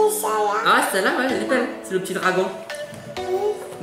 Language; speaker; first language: French; native; French